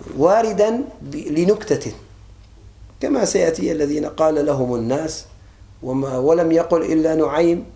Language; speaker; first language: Arabic; native; Arabic